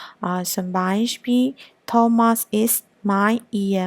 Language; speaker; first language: German; non-native, fluent; Burmese